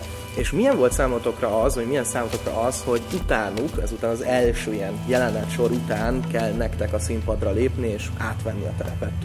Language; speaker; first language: Hungarian; native; Hungarian